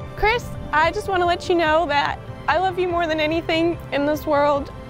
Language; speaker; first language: English; native; English